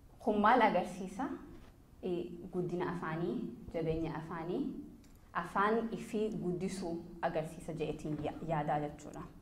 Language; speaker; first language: Oromo; early bilingual, heritage; Oromo